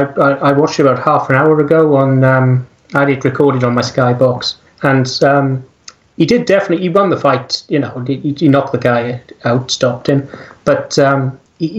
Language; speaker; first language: English; native; English